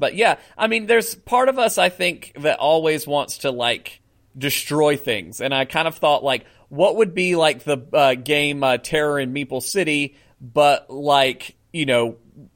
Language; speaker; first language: English; native; English